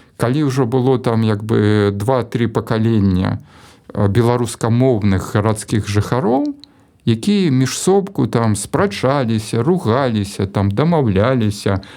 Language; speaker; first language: Belarusian; non-native, local second language; Russian